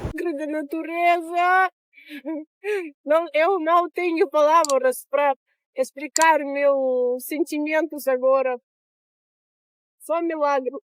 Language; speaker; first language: Portuguese; non-native, learner; Russian